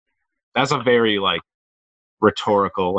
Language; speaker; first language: English; native; English